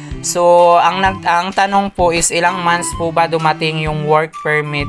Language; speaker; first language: Filipino; native; Filipino